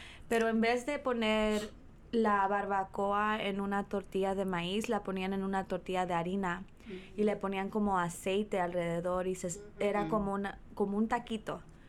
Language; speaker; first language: Spanish; early bilingual, heritage; Spanish